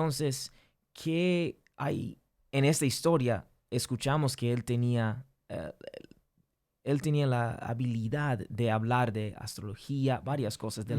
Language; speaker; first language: Spanish; early bilingual, heritage; English